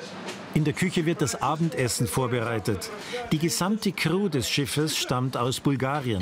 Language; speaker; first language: German; native; German